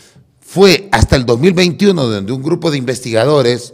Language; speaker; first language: Spanish; native; Spanish